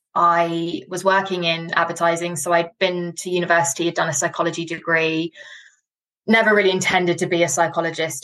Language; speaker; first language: English; native; English